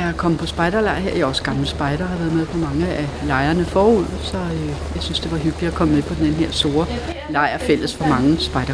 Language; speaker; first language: Danish; native; Danish